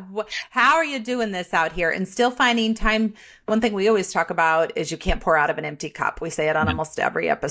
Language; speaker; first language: English; native; English